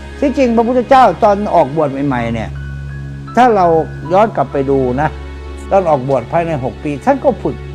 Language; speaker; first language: Thai; native; Thai